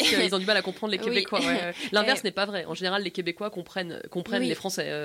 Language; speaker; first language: French; native; French